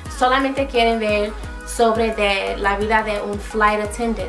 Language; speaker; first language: Spanish; non-native, fluent; English